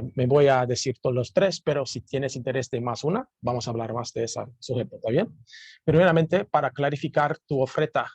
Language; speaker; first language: Spanish; non-native, learner; English